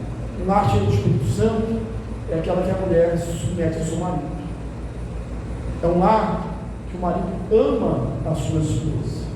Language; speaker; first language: Portuguese; native; Portuguese